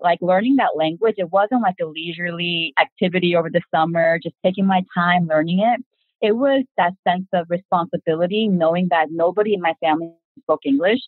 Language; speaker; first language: English; early bilingual, other home language; Korean